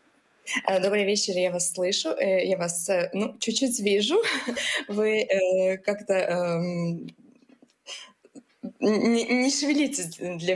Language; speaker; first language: Russian; non-native, local second language; Latvian